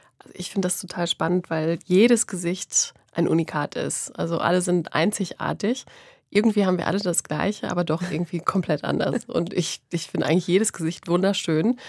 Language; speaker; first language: German; native; German